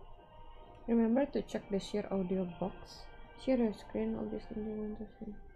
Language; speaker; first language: English; non-native, fluent; Indonesian